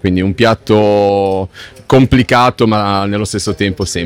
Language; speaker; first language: Italian; native; Italian